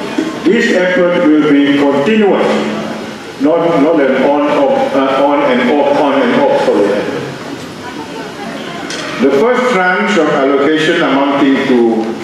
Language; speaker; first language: English; non-native, local second language; Malay